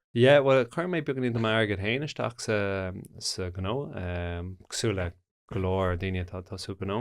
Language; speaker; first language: Irish; non-native, local second language; English